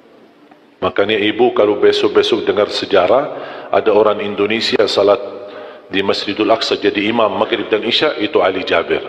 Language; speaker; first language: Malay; non-native, fluent; Arabic